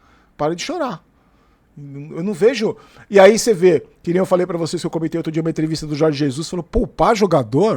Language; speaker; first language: Portuguese; native; Portuguese